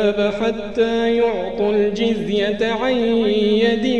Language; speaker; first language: Arabic; native; Arabic